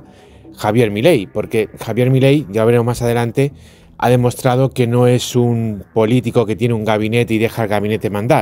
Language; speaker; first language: Spanish; native; Spanish